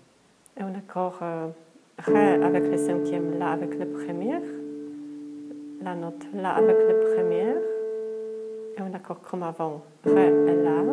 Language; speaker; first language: French; non-native, fluent; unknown